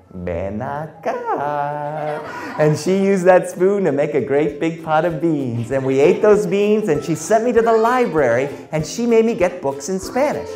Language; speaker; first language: English; early bilingual, other home language; Spanish